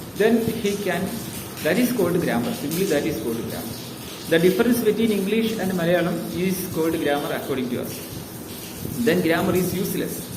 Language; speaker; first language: English; non-native, local second language; Malayalam